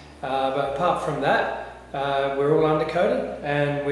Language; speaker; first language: English; native; English